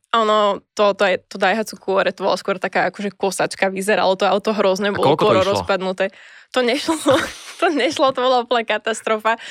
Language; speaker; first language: Slovak; native; Slovak